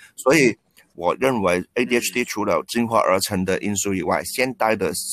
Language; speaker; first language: Chinese; non-native, local second language; Cantonese